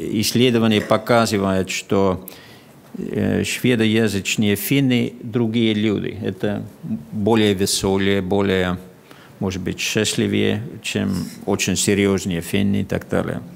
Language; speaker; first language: Russian; non-native, fluent; Finnish